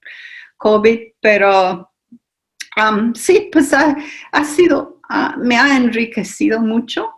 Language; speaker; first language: Spanish; non-native, fluent; English